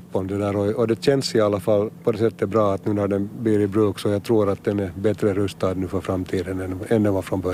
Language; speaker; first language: Swedish; native; Swedish